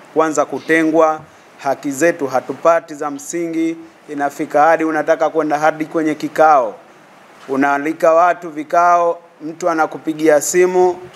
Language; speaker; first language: Swahili; native; Swahili